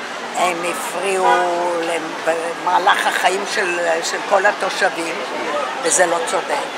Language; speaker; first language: Hebrew; non-native, fluent; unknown